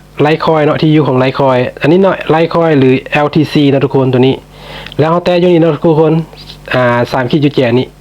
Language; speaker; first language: Thai; non-native, local second language; Lao